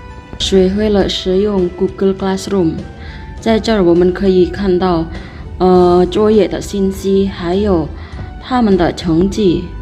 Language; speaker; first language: Chinese; non-native, fluent; Indonesian